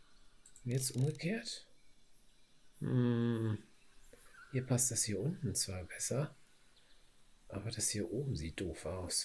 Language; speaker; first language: German; native; German